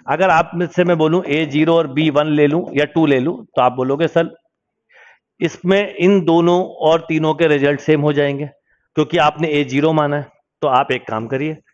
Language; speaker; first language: Hindi; native; Hindi